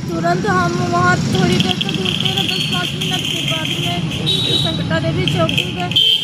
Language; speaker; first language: Hindi; native; Hindi